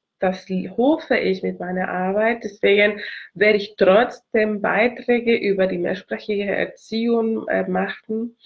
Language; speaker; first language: German; non-native, fluent; Spanish